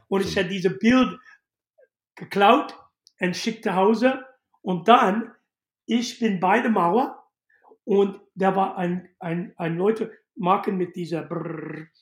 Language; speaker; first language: German; non-native, learner; English